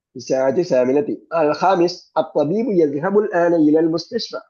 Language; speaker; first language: Arabic; non-native, fluent; Malayalam